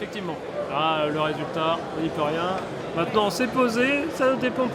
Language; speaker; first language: French; native; French